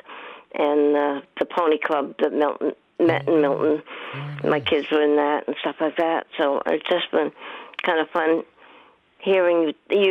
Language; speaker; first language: English; native; English